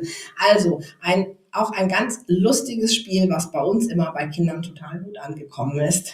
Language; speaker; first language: German; native; German